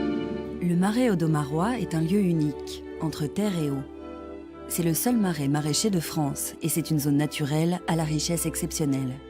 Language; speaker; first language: French; native; French